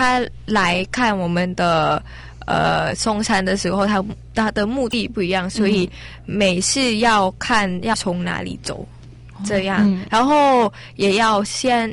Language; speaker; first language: Chinese; non-native, learner; Thai